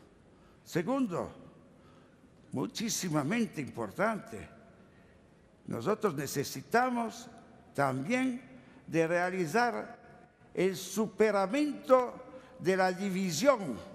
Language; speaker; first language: Spanish; non-native, learner; Italian